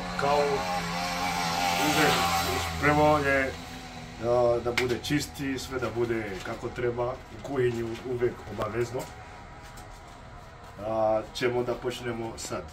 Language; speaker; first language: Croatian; non-native, learner; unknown